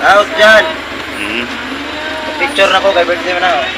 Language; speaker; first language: Filipino; non-native, local second language; Cebuano